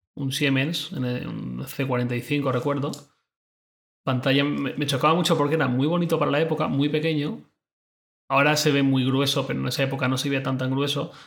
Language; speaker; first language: Spanish; native; Spanish